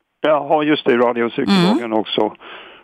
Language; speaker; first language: Swedish; non-native, fluent; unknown